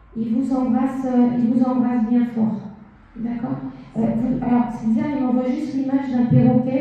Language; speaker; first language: French; native; French